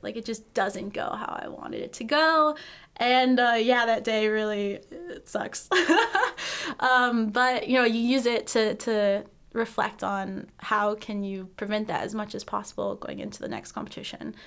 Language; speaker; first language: English; native; English